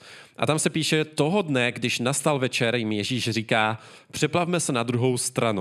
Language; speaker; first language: Czech; native; Czech